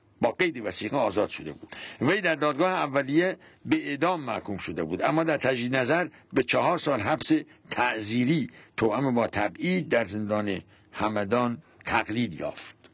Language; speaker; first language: Persian; non-native, local second language; Central Kurdish